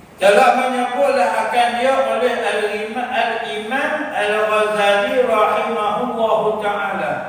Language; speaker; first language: Malay; native; Malay